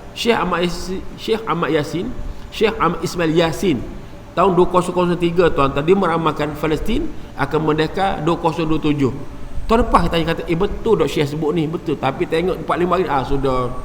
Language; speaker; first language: Malay; native; Malay